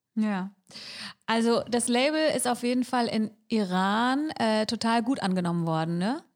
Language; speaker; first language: German; native; German